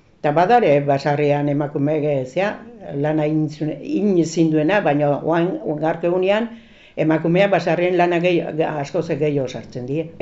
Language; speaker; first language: Basque; native; Basque